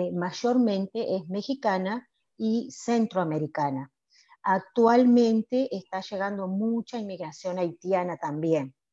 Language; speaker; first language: Spanish; native; Spanish